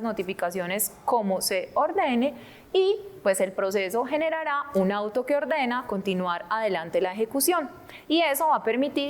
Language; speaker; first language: Spanish; native; Spanish